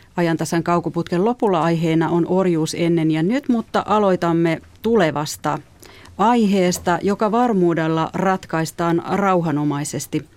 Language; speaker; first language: Finnish; native; Finnish